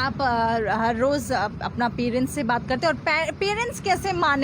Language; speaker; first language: Hindi; native; Hindi